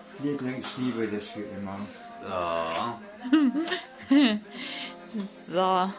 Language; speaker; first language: German; non-native, learner; Turkish